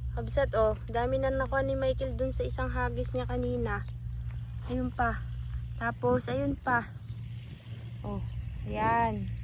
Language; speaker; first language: Filipino; non-native, local second language; Iloko